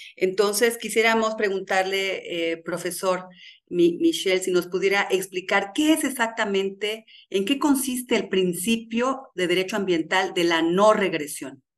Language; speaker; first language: Spanish; native; Spanish